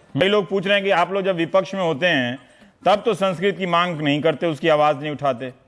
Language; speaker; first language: Hindi; non-native, local second language; Bhojpuri